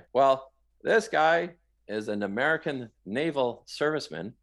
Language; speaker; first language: English; native; English